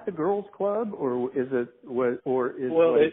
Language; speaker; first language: English; native; English